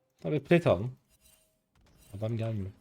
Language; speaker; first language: Turkish; native; Turkish